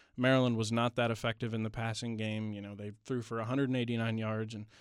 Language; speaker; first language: English; native; English